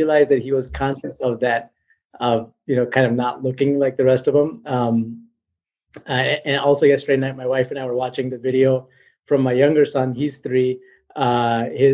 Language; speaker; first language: English; native; English